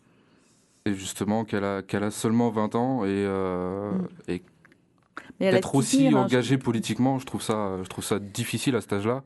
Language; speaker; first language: French; native; French